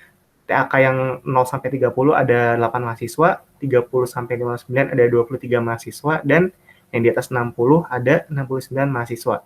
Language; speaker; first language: Indonesian; native; Indonesian